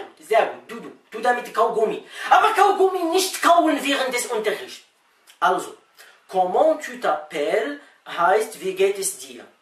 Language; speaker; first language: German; non-native, fluent; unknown